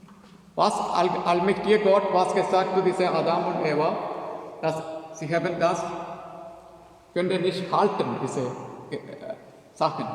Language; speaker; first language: German; non-native, learner; Malayalam